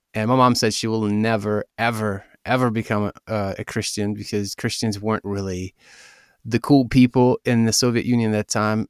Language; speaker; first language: English; early bilingual, other home language; Ukrainian